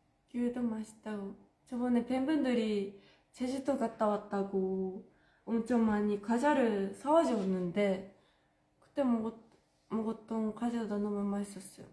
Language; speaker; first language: Korean; non-native, fluent; Japanese